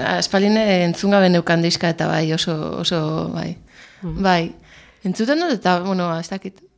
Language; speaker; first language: Basque; non-native, local second language; Spanish